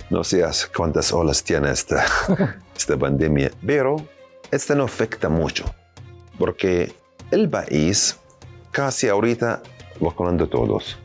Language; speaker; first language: Spanish; non-native, learner; Arabic